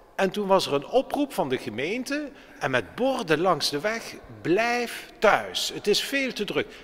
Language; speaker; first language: Dutch; native; Dutch